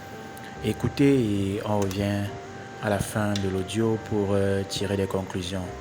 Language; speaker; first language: French; native; French